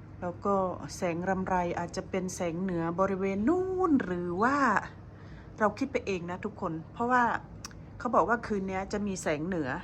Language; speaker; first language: Thai; native; Thai